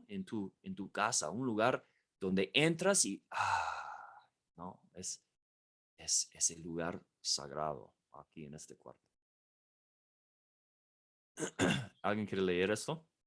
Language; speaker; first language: Spanish; non-native, fluent; English